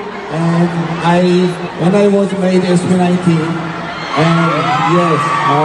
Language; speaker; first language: English; non-native, learner; Korean